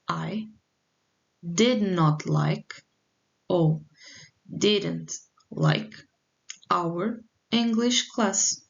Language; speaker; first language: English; non-native, fluent; Portuguese